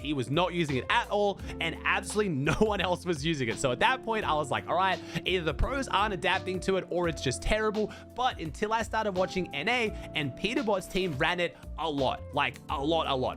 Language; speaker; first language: English; native; English